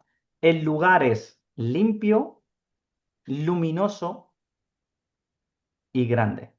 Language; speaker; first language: Spanish; non-native, fluent; Urdu